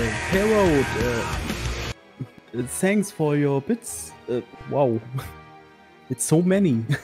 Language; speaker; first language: English; non-native, learner; German